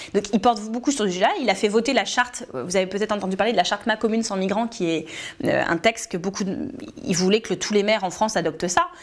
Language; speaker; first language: French; native; French